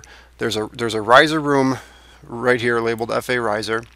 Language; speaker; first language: English; native; English